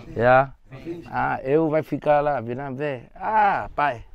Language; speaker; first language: Portuguese; non-native, learner; Vietnamese